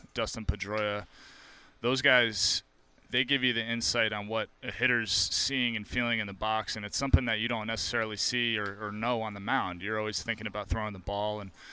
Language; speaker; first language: English; native; English